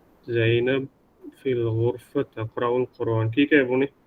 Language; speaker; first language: Arabic; non-native, fluent; Divehi